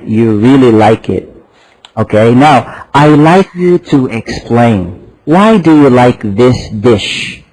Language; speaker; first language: English; non-native, fluent; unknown